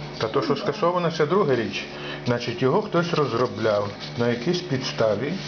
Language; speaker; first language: Ukrainian; native; Ukrainian